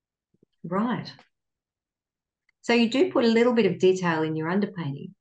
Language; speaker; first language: English; native; English